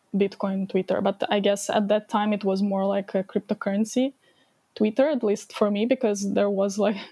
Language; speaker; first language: English; non-native, fluent; Ukrainian